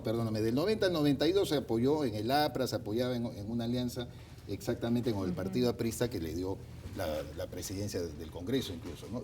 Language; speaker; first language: Spanish; native; Spanish